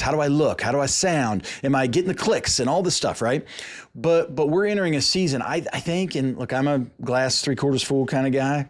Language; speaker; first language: English; native; English